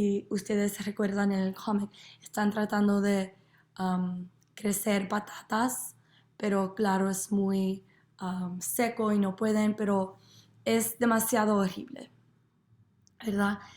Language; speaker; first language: Spanish; non-native, learner; English